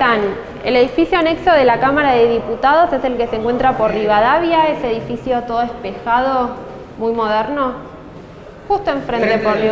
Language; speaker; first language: Spanish; native; Spanish